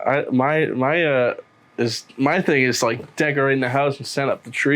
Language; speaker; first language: English; native; English